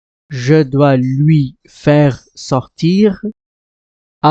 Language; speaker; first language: French; non-native, fluent; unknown